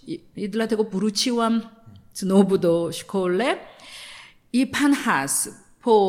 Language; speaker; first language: Polish; non-native, learner; Korean